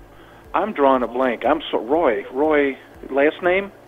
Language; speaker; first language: English; native; English